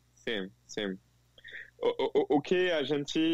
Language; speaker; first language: Portuguese; non-native, fluent; French